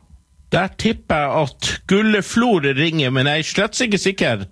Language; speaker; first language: Norwegian; native; Norwegian